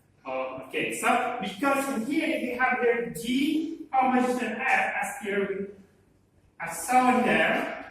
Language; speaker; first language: English; non-native, learner; Indonesian